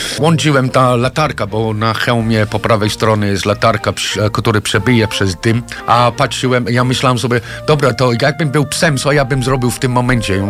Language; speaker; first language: Polish; non-native, fluent; English